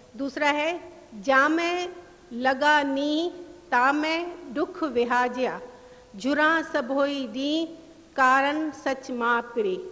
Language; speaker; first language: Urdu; non-native, local second language; Sindhi